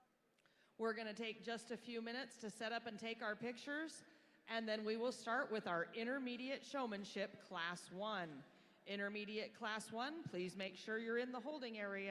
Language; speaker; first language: English; native; English